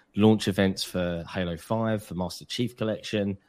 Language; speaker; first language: English; native; English